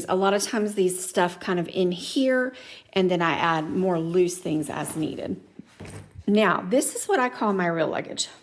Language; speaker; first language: English; native; English